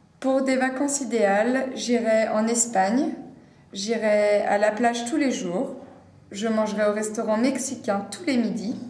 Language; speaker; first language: French; non-native, learner; English